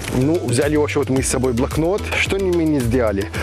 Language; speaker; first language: Russian; non-native, fluent; Arabic